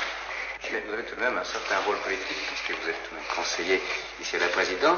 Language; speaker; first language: French; native; French